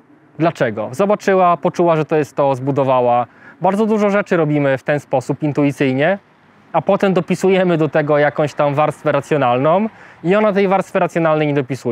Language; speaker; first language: Polish; native; Polish